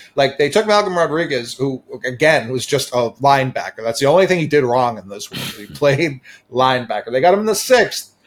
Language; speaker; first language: English; native; English